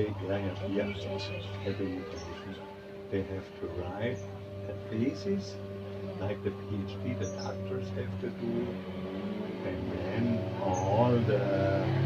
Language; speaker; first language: English; non-native, fluent; German